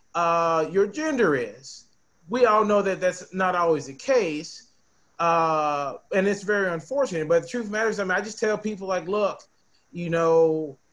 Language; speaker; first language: English; native; English